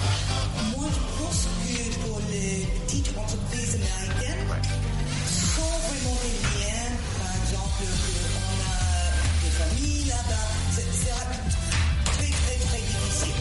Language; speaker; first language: French; non-native, fluent; English